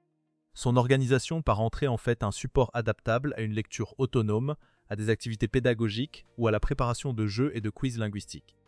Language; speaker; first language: French; native; French